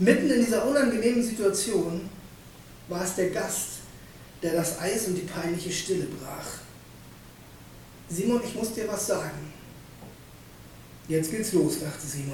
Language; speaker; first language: German; native; German